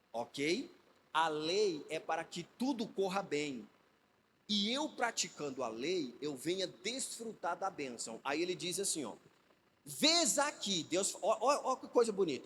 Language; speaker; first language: Portuguese; native; Portuguese